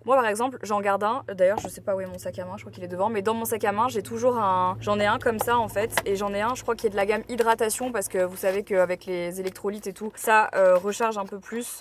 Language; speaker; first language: French; native; French